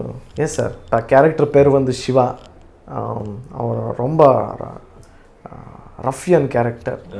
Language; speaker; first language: Tamil; non-native, learner; Kannada